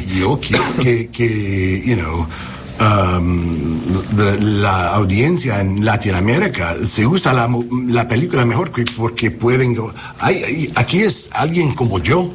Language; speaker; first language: Spanish; early bilingual, heritage; English